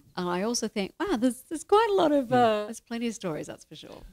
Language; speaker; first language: English; native; English